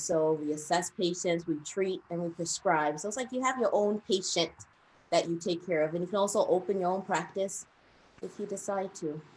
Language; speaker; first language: English; early bilingual, other home language; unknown